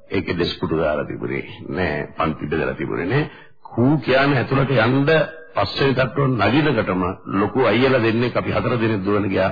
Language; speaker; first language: Sinhala; native; Sinhala